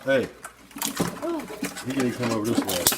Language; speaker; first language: English; native; English